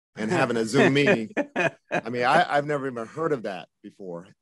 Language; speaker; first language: English; native; English